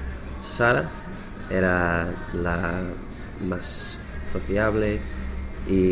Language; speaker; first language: Spanish; non-native, learner; English